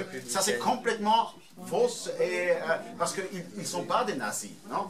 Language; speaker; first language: French; non-native, fluent; German